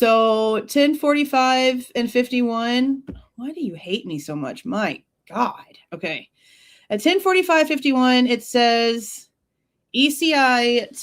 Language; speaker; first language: English; native; English